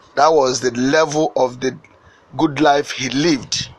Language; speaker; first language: English; non-native, local second language; Igbo